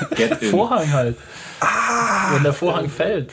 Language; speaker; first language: German; native; German